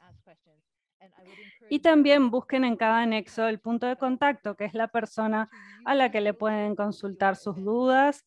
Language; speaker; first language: Spanish; native; Spanish